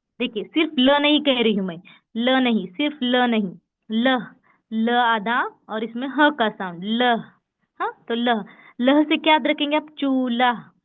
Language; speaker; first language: Hindi; native; Hindi